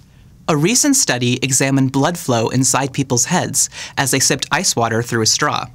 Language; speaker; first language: English; native; English